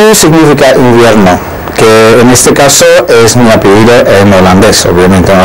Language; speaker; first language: Spanish; non-native, fluent; Dutch